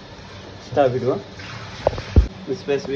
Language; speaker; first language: English; non-native, local second language; Odia